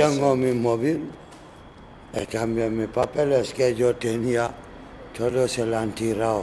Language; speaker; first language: Spanish; non-native, learner; Arabic